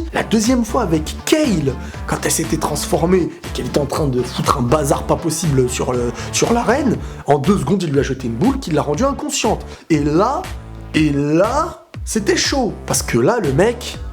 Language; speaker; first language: French; native; French